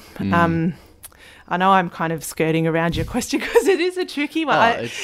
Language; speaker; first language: English; native; English